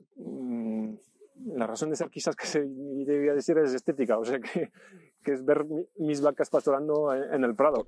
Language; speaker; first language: Spanish; non-native, fluent; French